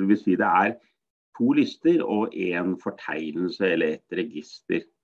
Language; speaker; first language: Norwegian; native; Norwegian